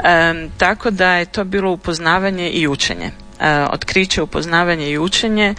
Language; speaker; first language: Serbian; native; Serbian